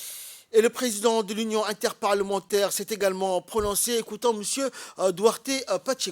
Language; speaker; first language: French; native; French